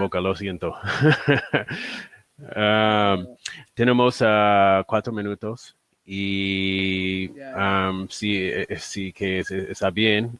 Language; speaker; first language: Spanish; non-native, learner; English